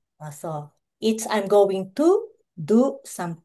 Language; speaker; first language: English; non-native, local second language; Filipino